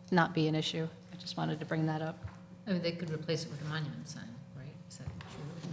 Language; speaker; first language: English; native; English